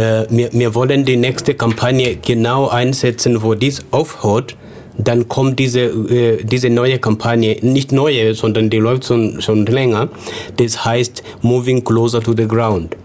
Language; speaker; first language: German; non-native, fluent; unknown